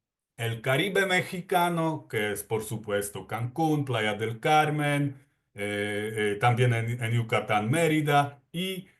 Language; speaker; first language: Spanish; non-native, fluent; Polish